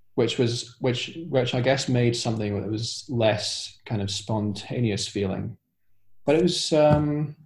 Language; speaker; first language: English; native; English